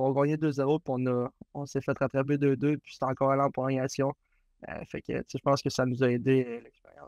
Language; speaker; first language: French; native; French